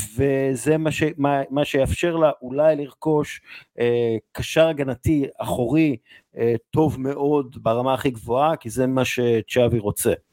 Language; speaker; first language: Hebrew; native; Hebrew